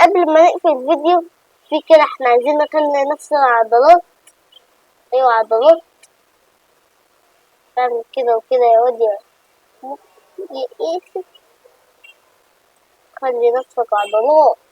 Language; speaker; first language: Arabic; native; Arabic